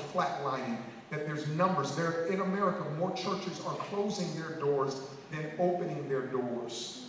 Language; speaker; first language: English; native; English